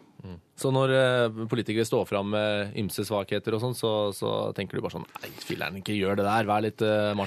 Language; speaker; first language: Norwegian; native; Norwegian